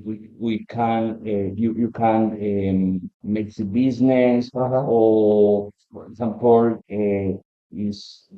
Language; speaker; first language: English; non-native, learner; Spanish